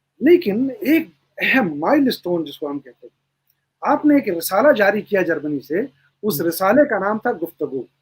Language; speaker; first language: Hindi; native; Hindi